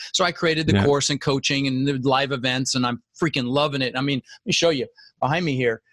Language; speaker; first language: English; early bilingual, other home language; Dutch